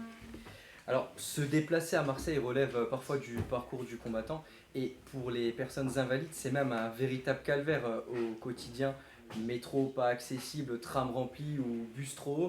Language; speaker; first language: French; native; French